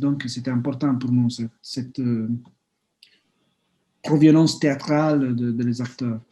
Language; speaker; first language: French; non-native, fluent; Italian